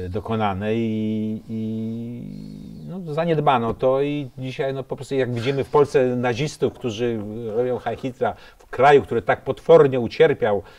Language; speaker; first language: Polish; native; Polish